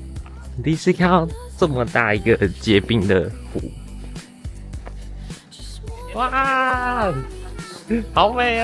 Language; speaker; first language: Chinese; native; Chinese